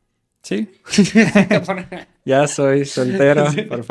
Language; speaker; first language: Spanish; non-native, learner; Russian